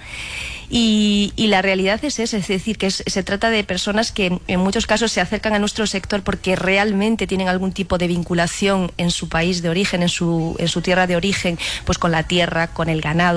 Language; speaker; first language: Spanish; native; Spanish